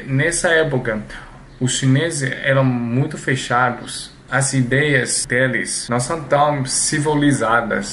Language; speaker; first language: Portuguese; non-native, learner; Chinese